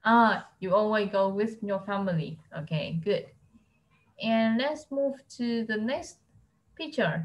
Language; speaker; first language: English; non-native, fluent; Vietnamese